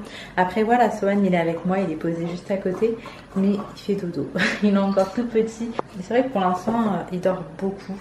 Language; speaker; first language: French; native; French